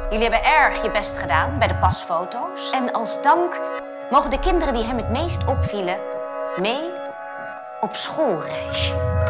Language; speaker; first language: English; non-native, fluent; Dutch